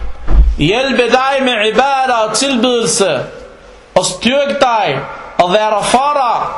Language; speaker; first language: Danish; non-native, fluent; Arabic